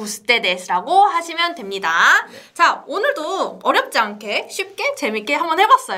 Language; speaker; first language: Korean; native; Korean